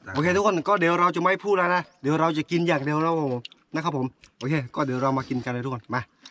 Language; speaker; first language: Thai; non-native, local second language; S'gaw Karen